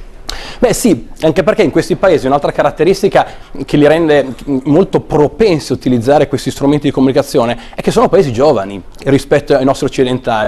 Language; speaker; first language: Italian; native; Italian